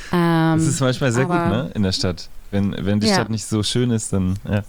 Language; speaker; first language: German; native; German